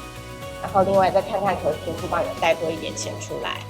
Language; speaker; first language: Chinese; native; Chinese